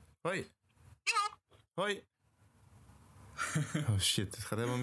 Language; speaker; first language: Dutch; native; Dutch